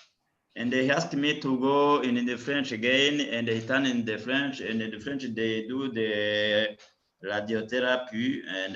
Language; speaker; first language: English; non-native, learner; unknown